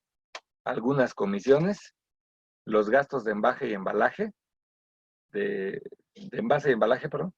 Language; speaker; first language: Spanish; native; Spanish